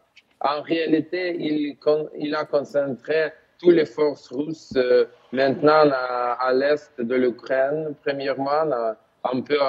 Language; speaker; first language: French; non-native, learner; Ukrainian